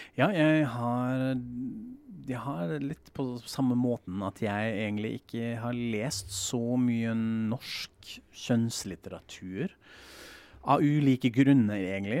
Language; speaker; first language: Norwegian; non-native, fluent; German